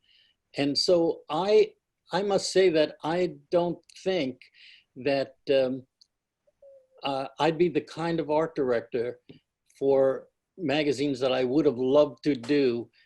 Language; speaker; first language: English; native; English